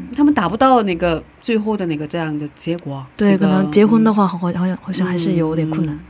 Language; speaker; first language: Chinese; non-native, fluent; Korean